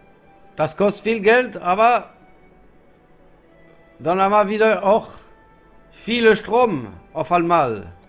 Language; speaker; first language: German; non-native, learner; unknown